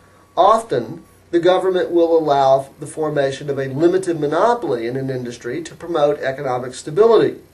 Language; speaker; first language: English; native; English